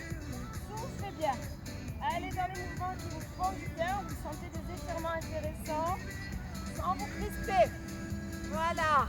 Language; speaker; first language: French; native; French